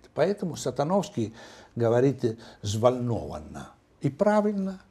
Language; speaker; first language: Russian; non-native, fluent; Italian